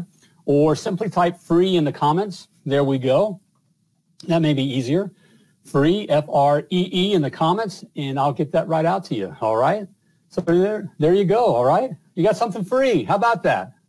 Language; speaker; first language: English; native; English